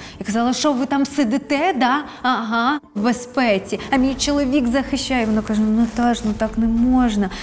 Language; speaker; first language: Ukrainian; native; Ukrainian